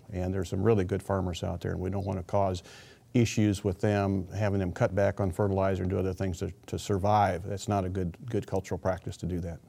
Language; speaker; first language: English; native; English